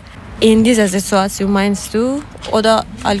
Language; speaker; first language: German; non-native, learner; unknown